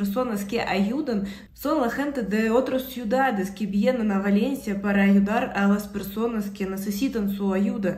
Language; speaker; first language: Spanish; non-native, fluent; Russian